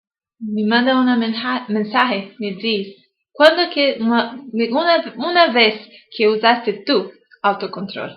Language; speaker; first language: Spanish; non-native, learner; English